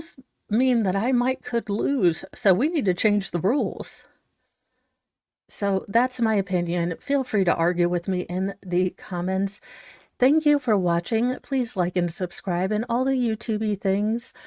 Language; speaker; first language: English; native; English